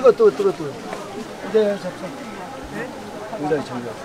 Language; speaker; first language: Korean; native; Korean